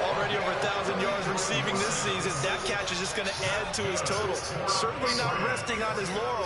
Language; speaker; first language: English; native; English